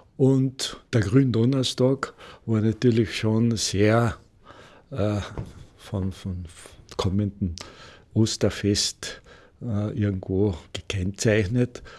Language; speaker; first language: German; native; German